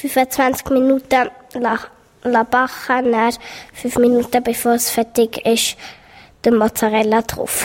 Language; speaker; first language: German; native; German